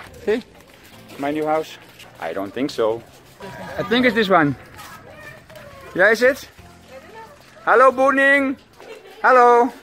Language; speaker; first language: English; non-native, fluent; Dutch